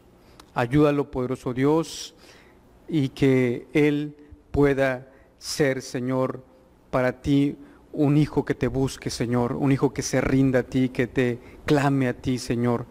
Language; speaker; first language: Spanish; native; Spanish